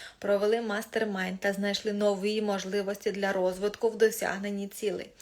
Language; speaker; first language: Ukrainian; non-native, local second language; Russian